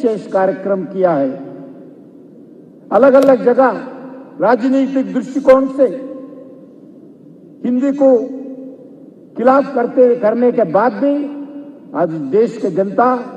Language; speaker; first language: Hindi; non-native, local second language; Telugu